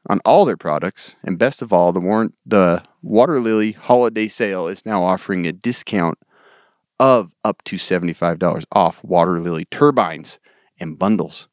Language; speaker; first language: English; native; English